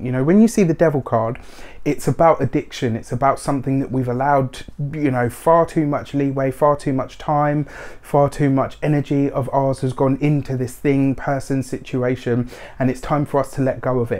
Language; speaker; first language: English; native; English